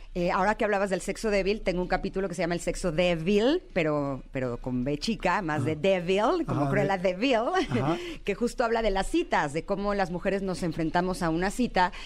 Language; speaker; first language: Spanish; native; Spanish